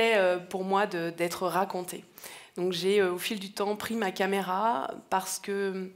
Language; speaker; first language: French; native; French